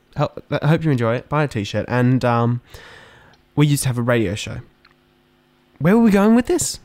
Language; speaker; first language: English; native; English